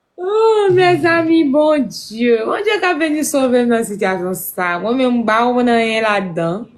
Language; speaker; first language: Haitian Creole; non-native, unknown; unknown